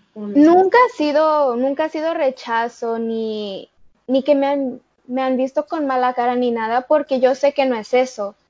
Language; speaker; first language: Spanish; early bilingual, heritage; Spanish